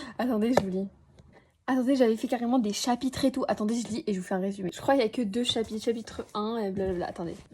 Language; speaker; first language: French; native; French